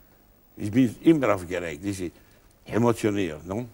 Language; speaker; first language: German; non-native, learner; Italian